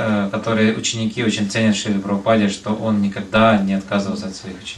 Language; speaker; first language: Russian; native; Russian